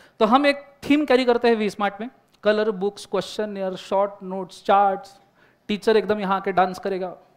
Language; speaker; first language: Hindi; non-native, local second language; Marathi